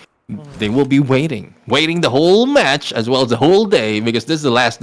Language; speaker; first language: English; non-native, local second language; Filipino